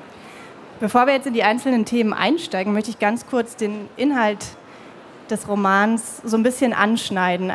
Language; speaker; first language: German; native; German